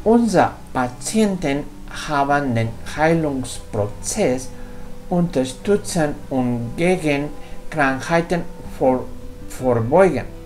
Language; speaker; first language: German; non-native, fluent; Spanish